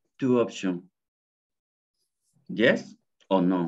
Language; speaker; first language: English; non-native, learner; Spanish